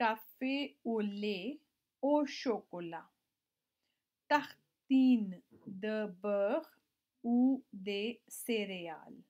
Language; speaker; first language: French; non-native, learner; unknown